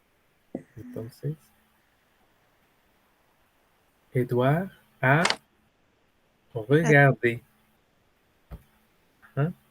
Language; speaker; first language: French; non-native, fluent; Spanish